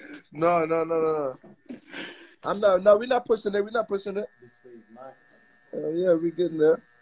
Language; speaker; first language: English; native; English